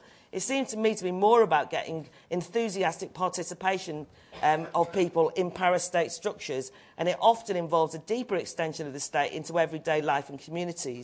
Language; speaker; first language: English; native; English